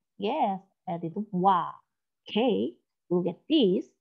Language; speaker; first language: English; non-native, learner; Korean